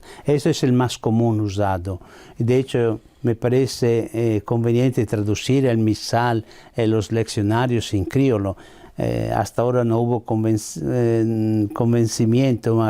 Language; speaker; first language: Spanish; non-native, fluent; Italian